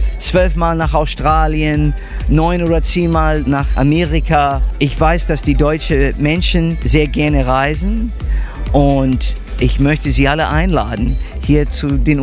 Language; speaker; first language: German; non-native, fluent; English